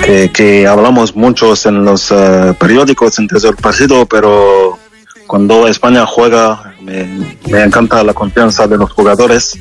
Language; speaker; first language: Spanish; non-native, fluent; French